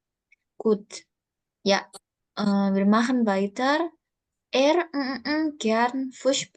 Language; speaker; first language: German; non-native, fluent; Indonesian